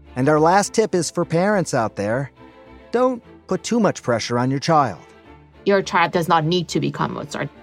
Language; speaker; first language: English; non-native, fluent; Persian